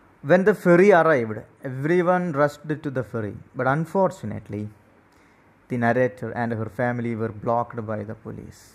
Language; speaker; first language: English; non-native, local second language; Malayalam